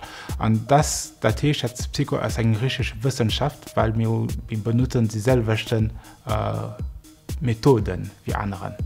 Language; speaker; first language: German; non-native, local second language; Luxembourgish